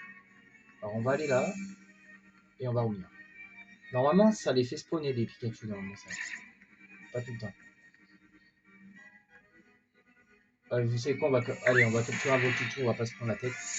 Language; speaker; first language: French; native; French